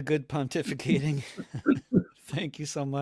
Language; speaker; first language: English; native; English